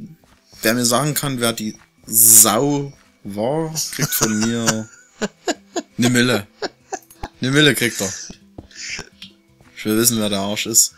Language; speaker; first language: German; native; German